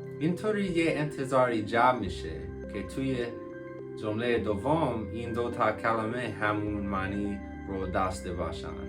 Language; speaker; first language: Persian; non-native, learner; English